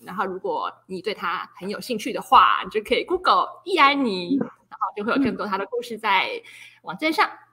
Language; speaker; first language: Chinese; native; Chinese